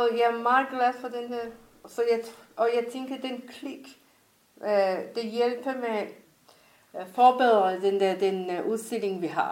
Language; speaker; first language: Danish; non-native, fluent; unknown